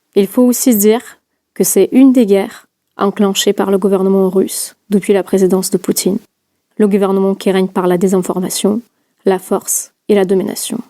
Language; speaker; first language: French; non-native, fluent; Russian